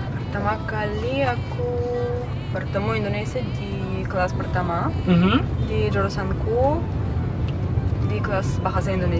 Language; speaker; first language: Indonesian; non-native, fluent; Bulgarian